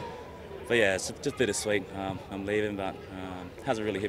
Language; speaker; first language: English; native; English